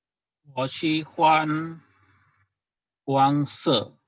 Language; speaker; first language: Chinese; non-native, learner; Indonesian